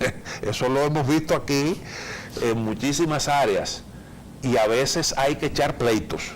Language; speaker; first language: Spanish; native; Spanish